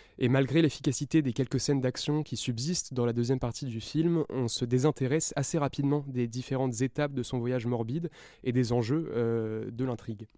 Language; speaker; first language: French; native; French